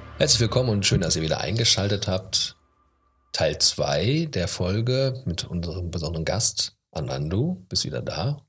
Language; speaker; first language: German; native; German